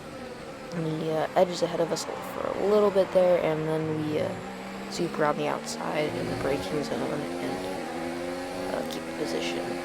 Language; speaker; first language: English; native; English